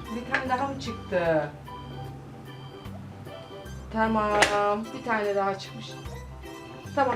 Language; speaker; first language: Turkish; native; Turkish